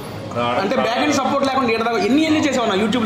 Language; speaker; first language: Telugu; native; Telugu